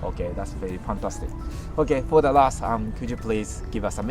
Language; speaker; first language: English; non-native, learner; Japanese